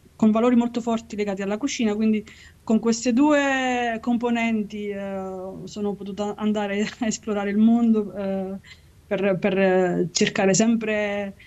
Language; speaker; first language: Italian; native; Italian